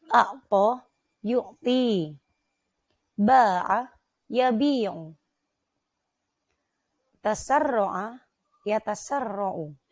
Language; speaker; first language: Arabic; non-native, fluent; Indonesian